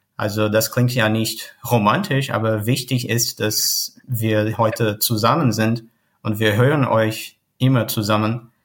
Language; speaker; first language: German; non-native, fluent; Portuguese